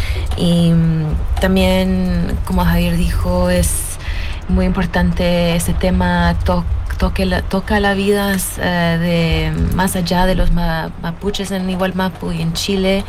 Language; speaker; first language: Spanish; early bilingual, heritage; Spanish